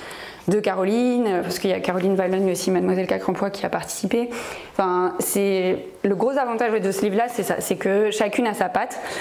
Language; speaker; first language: French; native; French